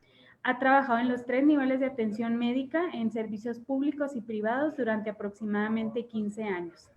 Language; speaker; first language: Spanish; native; Spanish